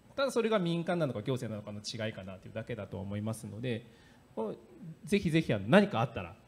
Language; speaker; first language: Japanese; native; Japanese